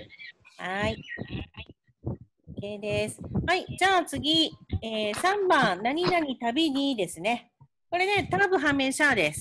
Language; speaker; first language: Japanese; non-native, fluent; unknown